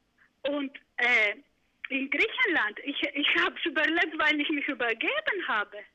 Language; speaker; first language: German; non-native, fluent; Greek